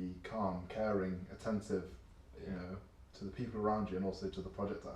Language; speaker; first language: English; native; English